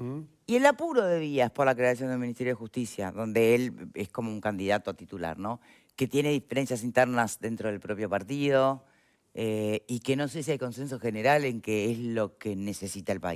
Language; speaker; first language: Spanish; native; Spanish